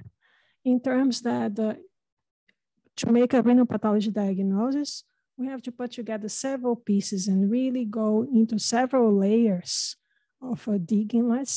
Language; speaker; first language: English; non-native, fluent; Portuguese